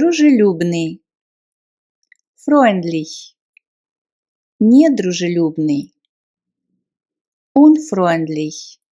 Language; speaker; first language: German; non-native, fluent; Russian